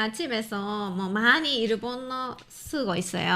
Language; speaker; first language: Korean; non-native, fluent; Japanese